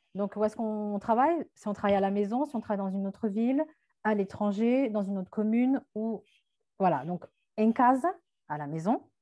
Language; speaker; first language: French; native; French